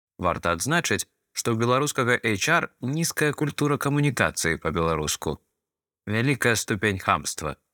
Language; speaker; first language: Belarusian; non-native, local second language; Russian